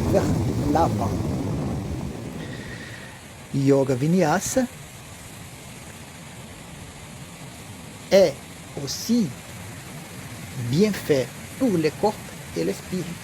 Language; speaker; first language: French; non-native, learner; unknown